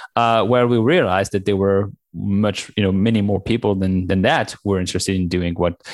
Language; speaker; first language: English; non-native, fluent; French